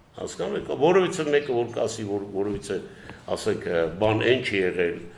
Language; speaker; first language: Armenian; native; Armenian